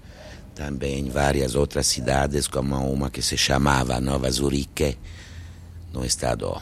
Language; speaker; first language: Portuguese; non-native, fluent; French